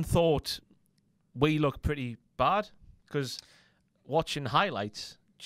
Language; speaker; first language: English; native; English